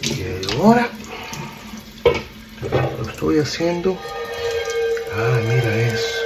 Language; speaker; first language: Spanish; early bilingual, heritage; English